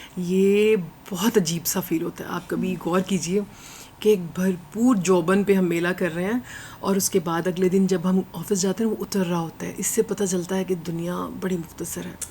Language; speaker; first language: Urdu; non-native, local second language; Punjabi